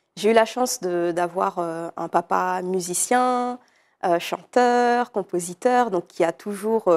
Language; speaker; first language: French; native; French